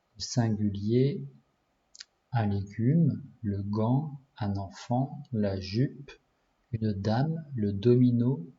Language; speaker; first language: French; non-native, learner; Japanese